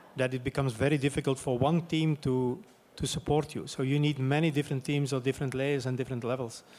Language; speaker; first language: English; non-native, fluent; Dutch